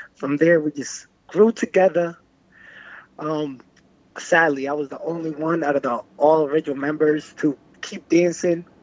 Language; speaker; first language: English; non-native, fluent; Spanish